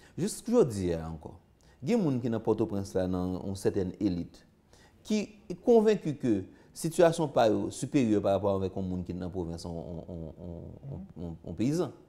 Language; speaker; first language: French; non-native, local second language; Haitian Creole